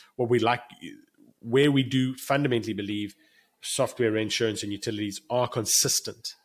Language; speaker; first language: English; native; English